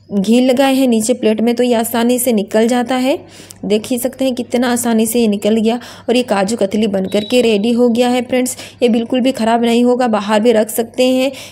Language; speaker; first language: Hindi; native; Hindi